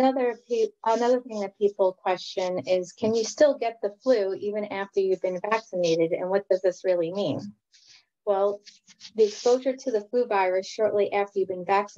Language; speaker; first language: English; native; English